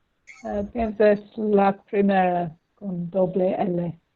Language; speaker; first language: Spanish; non-native, learner; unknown